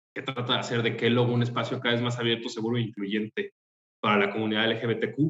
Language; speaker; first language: Spanish; native; Spanish